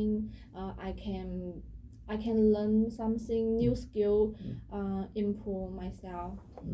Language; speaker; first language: English; non-native, learner; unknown